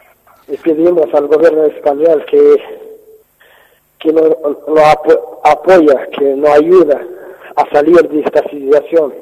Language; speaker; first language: Spanish; non-native, fluent; Arabic